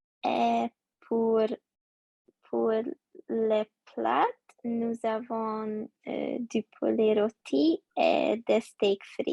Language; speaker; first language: French; non-native, learner; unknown